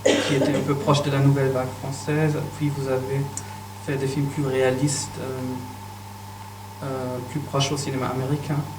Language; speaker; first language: French; non-native, fluent; German